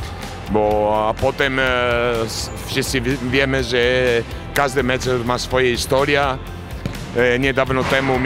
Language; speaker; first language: Polish; non-native, learner; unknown